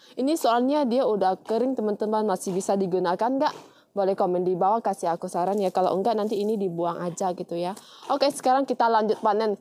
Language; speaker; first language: Indonesian; native; Indonesian